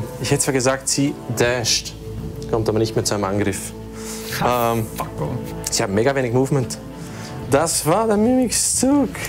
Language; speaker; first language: German; native; German